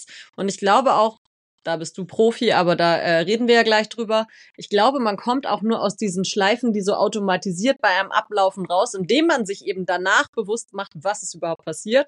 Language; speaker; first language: German; native; German